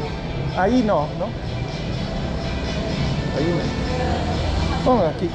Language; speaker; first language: Spanish; non-native, learner; English